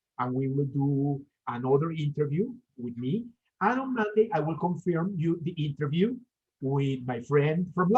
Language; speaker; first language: English; non-native, fluent; Spanish